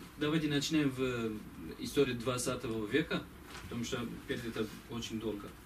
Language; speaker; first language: Russian; non-native, learner; Kurdish